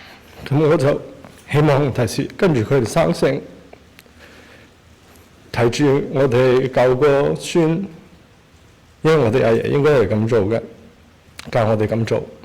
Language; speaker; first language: Cantonese; early bilingual, heritage; Cantonese